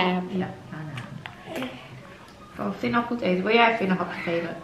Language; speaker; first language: Dutch; native; Dutch